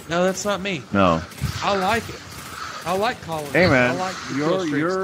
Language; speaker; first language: English; native; English